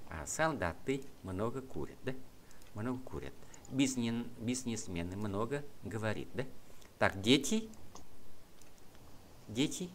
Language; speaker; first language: Russian; non-native, fluent; Vietnamese